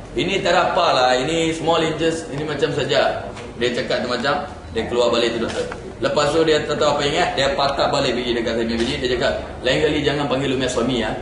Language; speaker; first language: Malay; non-native, local second language; Tamil